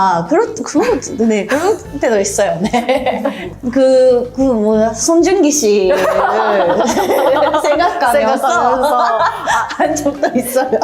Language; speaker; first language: Korean; non-native, learner; Japanese